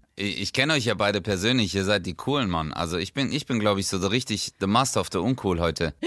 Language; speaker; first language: German; early bilingual, other home language; Turkish